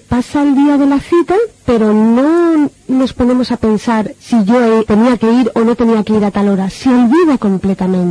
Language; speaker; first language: Spanish; native; Spanish